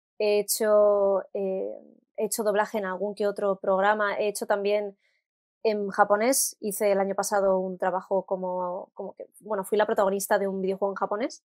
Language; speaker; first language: Spanish; native; Spanish